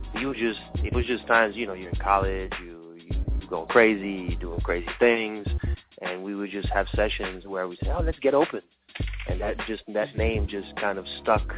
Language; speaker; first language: English; early bilingual, other home language; French